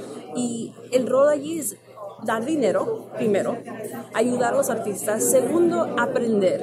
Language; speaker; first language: Spanish; early bilingual, heritage; Spanish